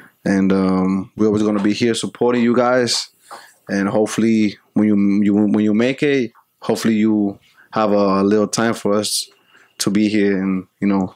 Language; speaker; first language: English; early bilingual, other home language; Spanish